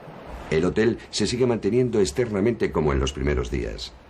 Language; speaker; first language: Spanish; native; Spanish